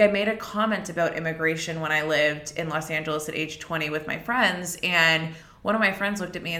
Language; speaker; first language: English; native; English